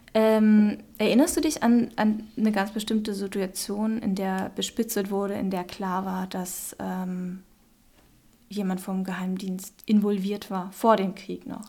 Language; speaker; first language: German; native; German